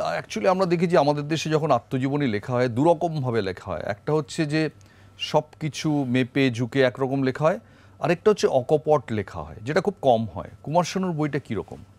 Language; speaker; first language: Bangla; native; Bangla